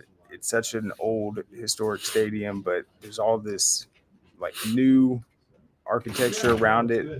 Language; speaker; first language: English; native; English